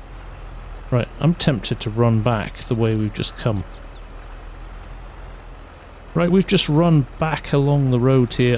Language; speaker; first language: English; native; English